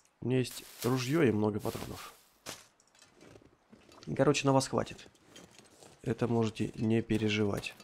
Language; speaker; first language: Russian; native; Russian